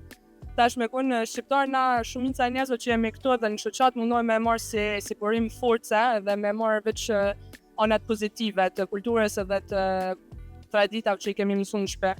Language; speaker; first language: Albanian; early bilingual, heritage; Albanian